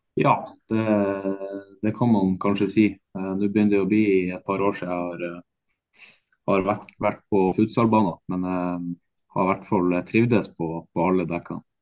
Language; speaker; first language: Norwegian; native; Norwegian